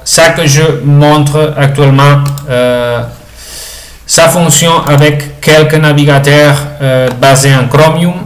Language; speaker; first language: French; non-native, learner; Spanish